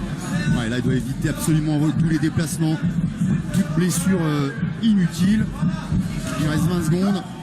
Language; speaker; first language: French; native; French